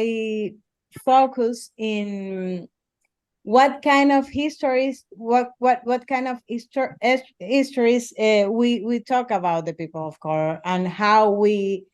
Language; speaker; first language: English; non-native, learner; Spanish